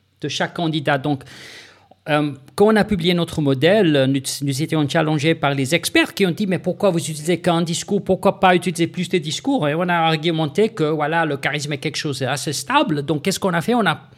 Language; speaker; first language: French; non-native, fluent; Afrikaans